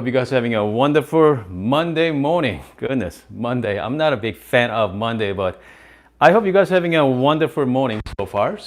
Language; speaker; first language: English; non-native, fluent; Korean